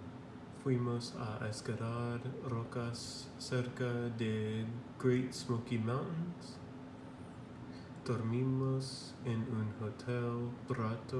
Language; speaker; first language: Spanish; non-native, learner; English